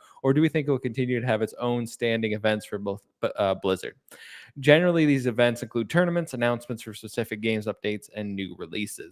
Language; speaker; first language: English; native; English